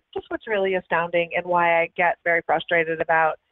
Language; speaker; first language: English; native; English